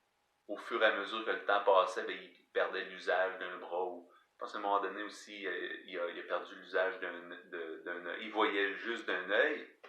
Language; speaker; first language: French; native; French